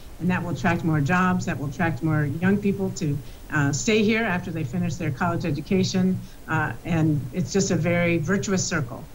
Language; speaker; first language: English; native; English